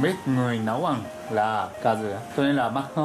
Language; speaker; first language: Vietnamese; non-native, learner; Japanese